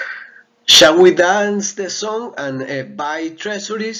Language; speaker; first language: English; non-native, fluent; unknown